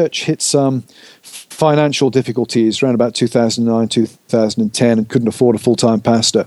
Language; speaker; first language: English; native; English